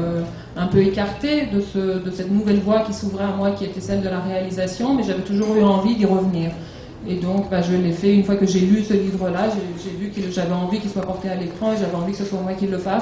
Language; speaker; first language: French; native; French